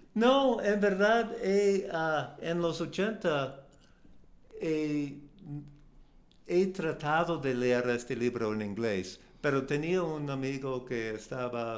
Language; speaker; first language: Spanish; non-native, learner; English